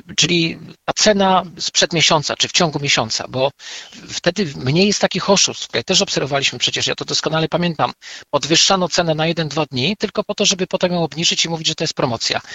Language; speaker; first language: Polish; native; Polish